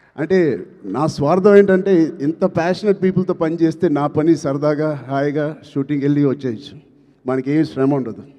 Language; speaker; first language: Telugu; native; Telugu